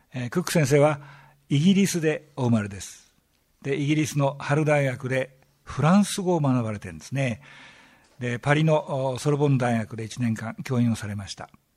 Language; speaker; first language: Japanese; native; Japanese